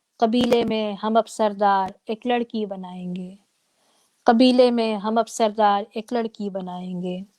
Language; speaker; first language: Urdu; native; Urdu